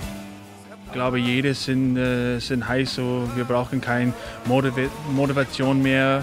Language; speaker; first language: German; non-native, learner; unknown